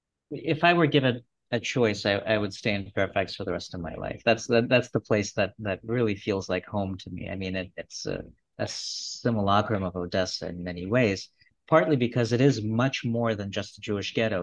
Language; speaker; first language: English; early bilingual, other home language; Russian